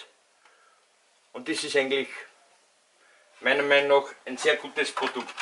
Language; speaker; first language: German; native; German